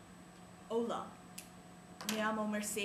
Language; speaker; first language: Spanish; non-native, learner; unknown